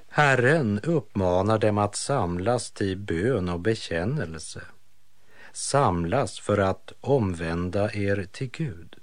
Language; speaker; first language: Swedish; native; Swedish